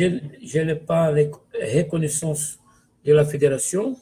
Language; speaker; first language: French; non-native, fluent; Portuguese